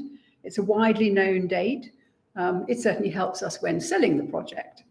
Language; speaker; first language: English; native; English